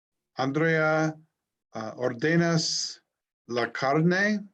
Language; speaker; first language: Spanish; non-native, learner; English